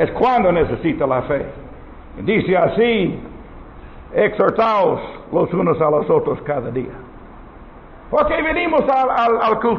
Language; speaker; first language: Spanish; non-native, learner; English